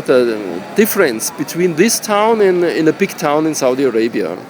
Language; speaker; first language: English; non-native, learner; German